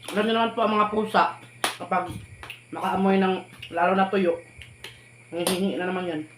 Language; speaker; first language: Filipino; non-native, local second language; Cebuano